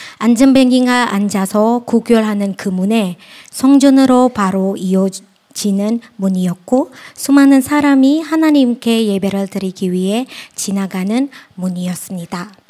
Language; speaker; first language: Korean; non-native, fluent; Indonesian